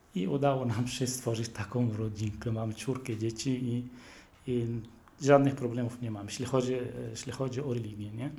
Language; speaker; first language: Polish; non-native, fluent; Arabic